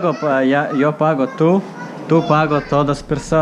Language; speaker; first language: Spanish; non-native, learner; Russian